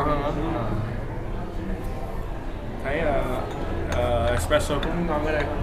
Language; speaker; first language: Vietnamese; early bilingual, heritage; English